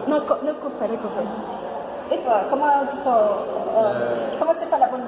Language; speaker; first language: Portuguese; non-native, learner; Haitian Creole